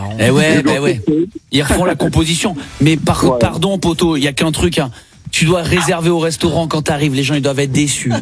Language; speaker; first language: French; native; French